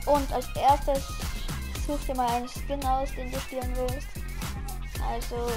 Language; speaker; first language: German; native; German